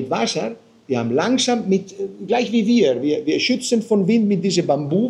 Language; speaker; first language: German; non-native, fluent; Spanish